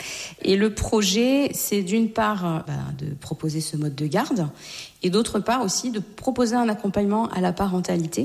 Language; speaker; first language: French; native; French